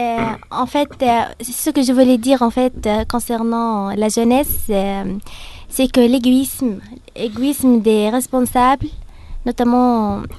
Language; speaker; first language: French; non-native, fluent; Arabic